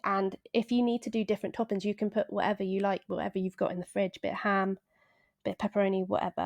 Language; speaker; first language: English; native; English